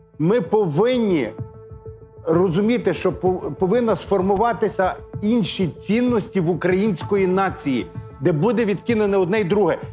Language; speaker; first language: Ukrainian; native; Ukrainian